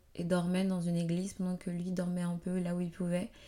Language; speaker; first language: French; native; French